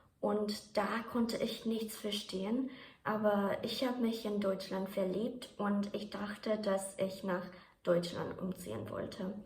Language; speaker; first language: German; non-native, fluent; Japanese